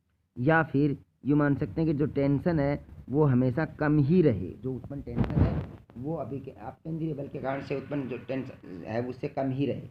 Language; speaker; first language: Hindi; native; Hindi